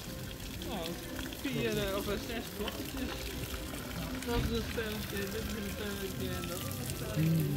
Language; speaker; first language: Dutch; native; Dutch